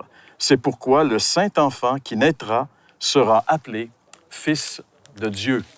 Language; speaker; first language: French; native; French